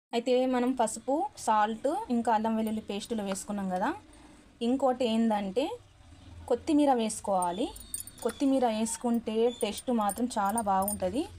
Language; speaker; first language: Telugu; non-native, local second language; Hindi